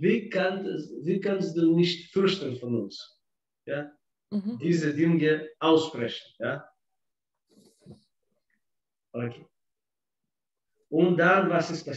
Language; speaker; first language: German; non-native, fluent; Russian